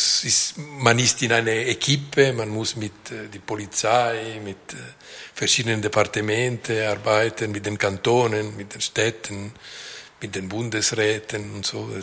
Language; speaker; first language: German; non-native, local second language; French